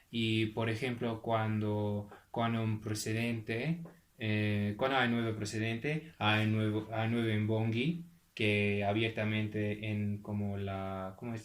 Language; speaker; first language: Spanish; non-native, fluent; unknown